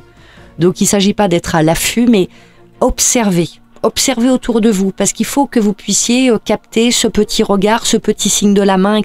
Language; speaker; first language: French; native; French